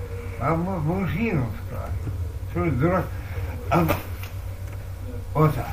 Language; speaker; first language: Estonian; non-native, local second language; Russian